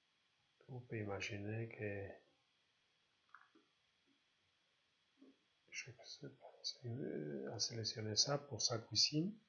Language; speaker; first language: French; non-native, learner; Spanish